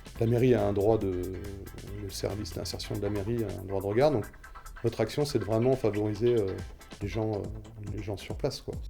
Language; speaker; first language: French; native; French